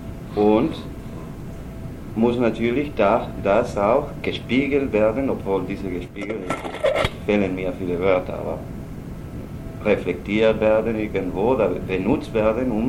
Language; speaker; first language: German; non-native, learner; Spanish